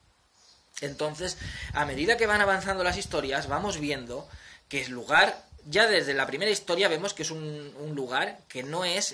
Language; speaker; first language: Spanish; native; Spanish